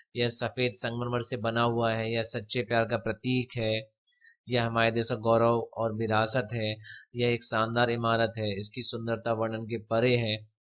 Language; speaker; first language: Hindi; native; Hindi